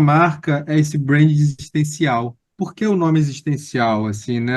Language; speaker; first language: Portuguese; native; Portuguese